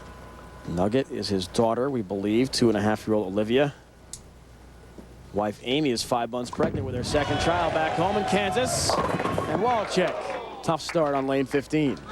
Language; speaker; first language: English; native; English